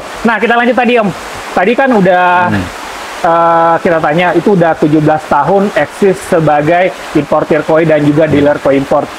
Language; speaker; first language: Indonesian; native; Indonesian